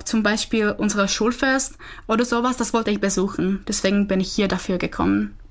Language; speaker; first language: German; non-native, fluent; Czech